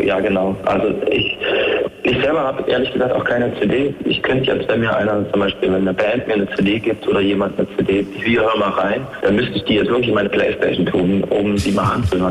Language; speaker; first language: German; native; German